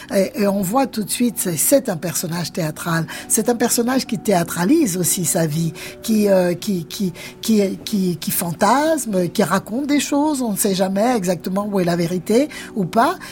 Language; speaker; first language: French; native; French